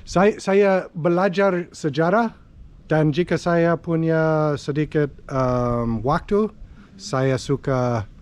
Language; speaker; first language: Indonesian; non-native, learner; English